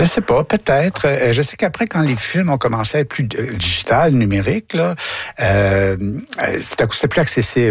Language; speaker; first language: French; native; French